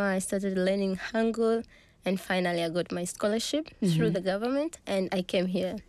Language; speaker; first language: English; non-native, local second language; Swahili